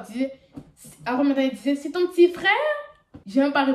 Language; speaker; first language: French; native; French